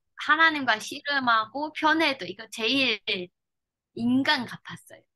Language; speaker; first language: Korean; non-native, learner; Chinese